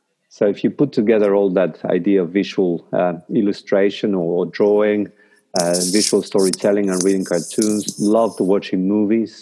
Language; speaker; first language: English; non-native, fluent; Spanish